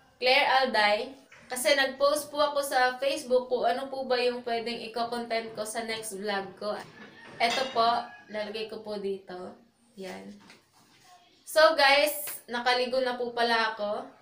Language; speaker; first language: Filipino; non-native, local second language; Iloko